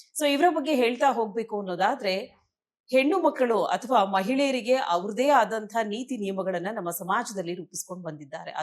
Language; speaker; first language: Kannada; native; Kannada